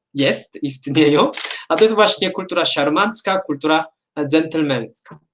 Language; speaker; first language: Polish; non-native, fluent; Korean